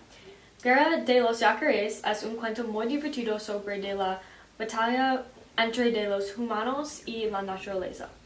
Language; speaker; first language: Spanish; non-native, learner; English